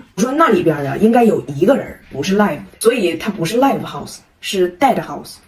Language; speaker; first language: Chinese; native; Chinese